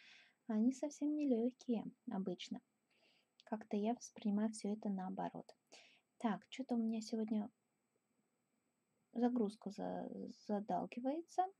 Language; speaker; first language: Russian; native; Russian